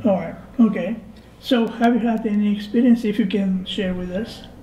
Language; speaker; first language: English; non-native, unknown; Bulgarian